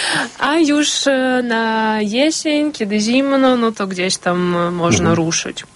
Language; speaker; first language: Polish; non-native, fluent; Ukrainian